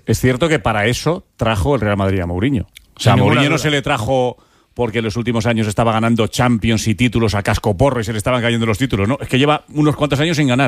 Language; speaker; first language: Spanish; native; Spanish